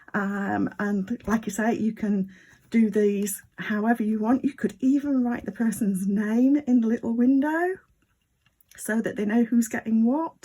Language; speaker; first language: English; native; English